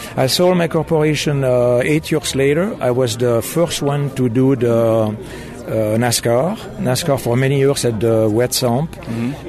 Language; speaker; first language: English; non-native, fluent; German